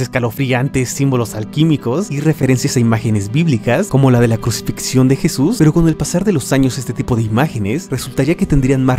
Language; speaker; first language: Spanish; native; Spanish